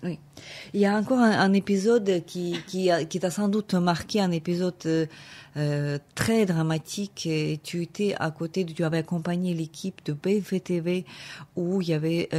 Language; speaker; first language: French; non-native, fluent; Ukrainian